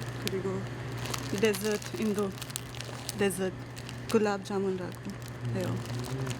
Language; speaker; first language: Korean; non-native, learner; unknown